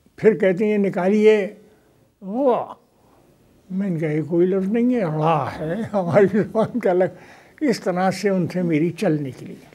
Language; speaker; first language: Urdu; native; Urdu